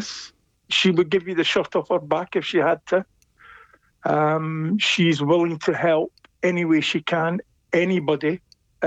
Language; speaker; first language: English; native; English